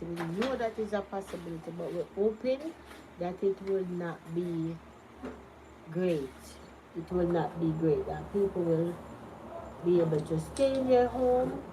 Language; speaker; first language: English; non-native, local second language; Jamaican Creole English